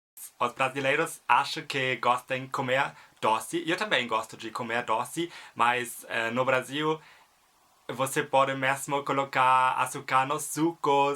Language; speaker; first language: Portuguese; non-native, fluent; German